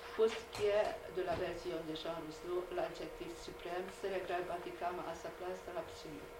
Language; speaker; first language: French; non-native, fluent; Hungarian